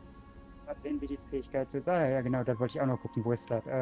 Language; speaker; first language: German; native; German